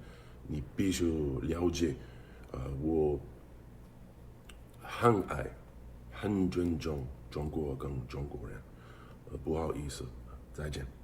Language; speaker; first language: Chinese; non-native, learner; English